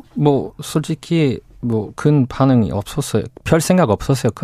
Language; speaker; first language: Korean; non-native, fluent; English